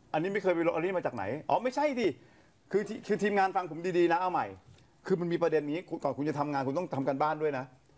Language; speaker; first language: Thai; native; Thai